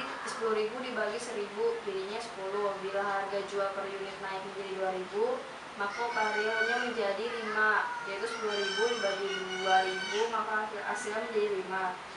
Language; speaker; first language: Indonesian; native; Indonesian